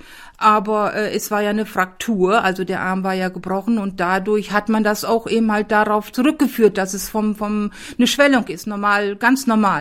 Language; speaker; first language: German; native; German